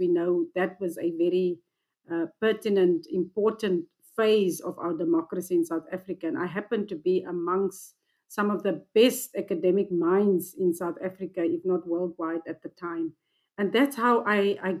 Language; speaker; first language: English; non-native, local second language; Afrikaans